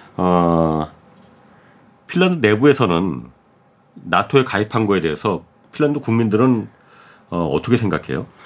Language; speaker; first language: Korean; native; Korean